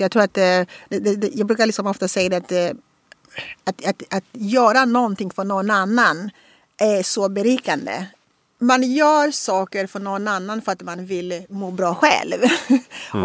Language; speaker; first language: Swedish; non-native, fluent; Portuguese